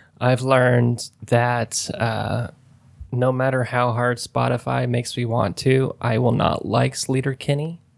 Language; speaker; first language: English; native; English